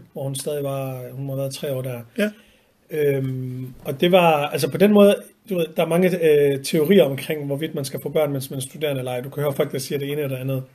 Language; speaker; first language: Danish; early bilingual, other home language; Arabic